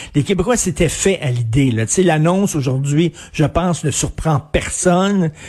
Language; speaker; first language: French; native; French